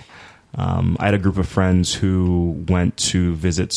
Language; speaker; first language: English; native; English